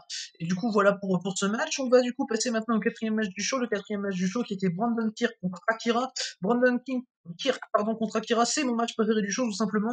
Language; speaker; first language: French; native; French